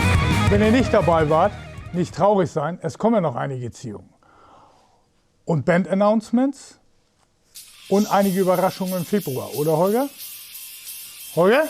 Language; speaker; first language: German; native; German